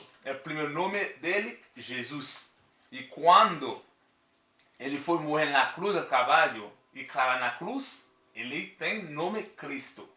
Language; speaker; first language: Portuguese; non-native, learner; Haitian Creole